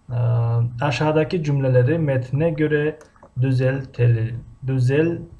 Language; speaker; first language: Turkish; non-native, fluent; Tajik